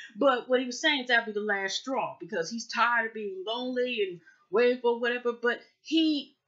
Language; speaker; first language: English; native; English